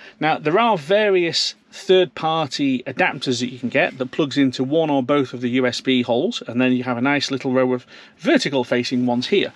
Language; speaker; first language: English; native; English